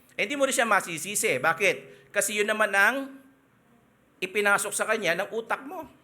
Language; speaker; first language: Filipino; native; Filipino